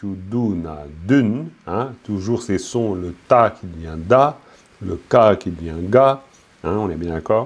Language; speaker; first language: French; native; French